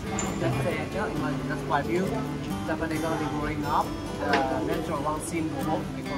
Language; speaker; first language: English; non-native, learner; Japanese